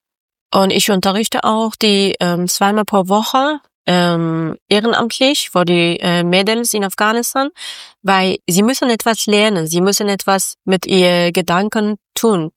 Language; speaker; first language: German; non-native, learner; Persian